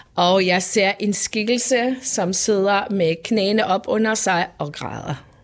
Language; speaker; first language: Danish; non-native, local second language; Faroese